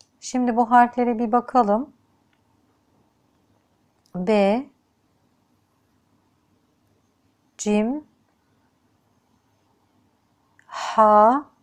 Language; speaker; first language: Turkish; native; Turkish